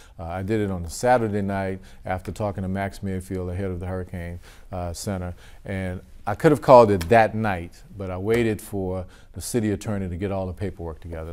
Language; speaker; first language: English; native; English